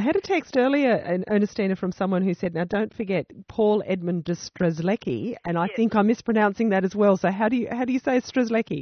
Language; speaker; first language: English; native; English